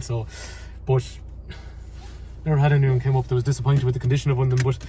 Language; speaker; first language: English; native; English